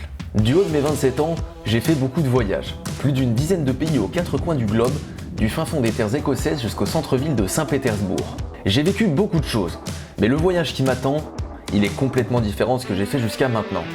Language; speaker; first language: French; native; French